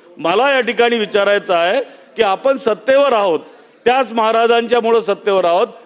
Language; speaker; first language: Marathi; native; Marathi